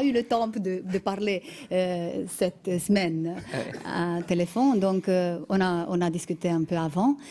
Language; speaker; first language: French; non-native, fluent; Romanian